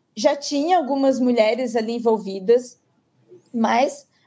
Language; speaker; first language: Portuguese; native; Portuguese